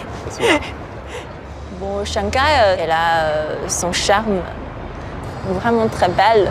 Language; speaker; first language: French; non-native, fluent; Chinese